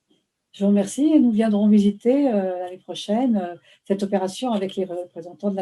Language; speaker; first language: French; native; French